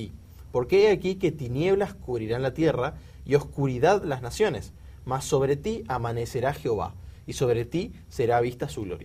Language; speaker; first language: Spanish; native; Spanish